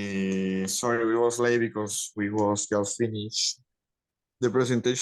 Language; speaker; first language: English; non-native, learner; Spanish